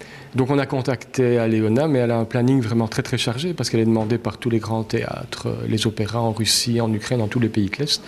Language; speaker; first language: French; native; French